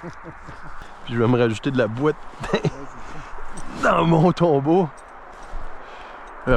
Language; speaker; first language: French; native; French